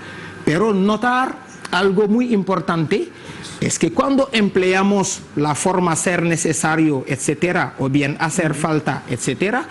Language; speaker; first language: Spanish; non-native, fluent; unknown